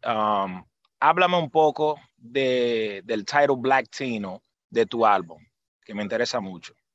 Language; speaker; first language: Spanish; early bilingual, heritage; Spanish